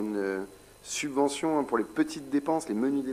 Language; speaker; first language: French; native; French